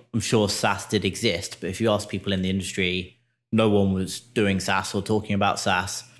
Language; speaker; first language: English; native; English